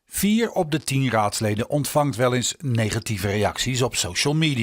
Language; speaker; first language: Dutch; native; Dutch